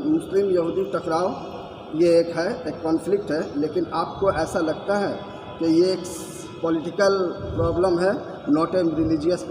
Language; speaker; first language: Hindi; native; Hindi